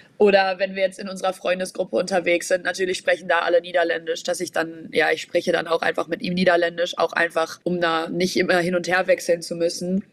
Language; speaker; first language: German; native; German